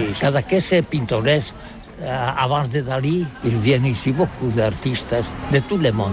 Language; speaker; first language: French; non-native, learner; Catalan